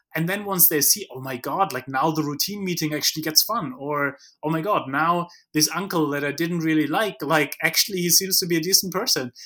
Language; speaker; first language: English; non-native, fluent; German